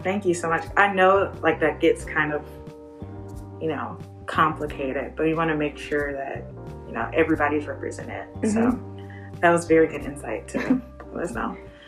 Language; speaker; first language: English; native; English